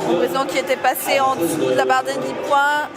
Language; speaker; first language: French; native; French